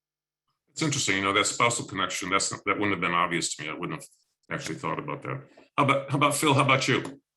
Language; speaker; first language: English; native; English